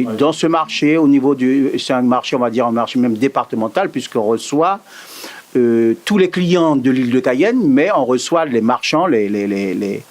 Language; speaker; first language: French; native; French